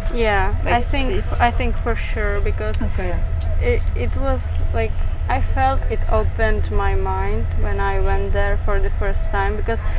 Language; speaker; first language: English; non-native, fluent; Czech